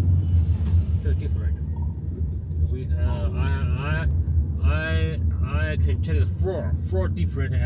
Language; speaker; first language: English; non-native, learner; Chinese